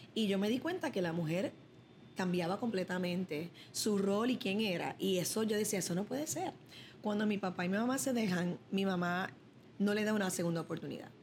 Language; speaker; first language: Spanish; early bilingual, other home language; English